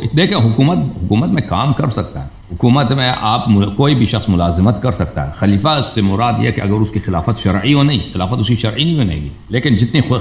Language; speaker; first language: Urdu; native; Urdu